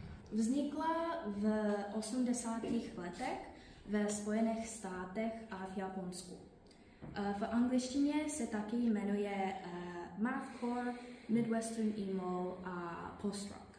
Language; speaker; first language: Czech; non-native, learner; English